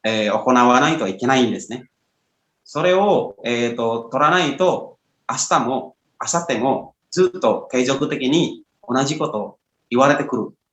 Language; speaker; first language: Japanese; non-native, fluent; Indonesian